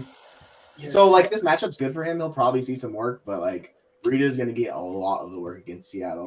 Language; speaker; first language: English; native; English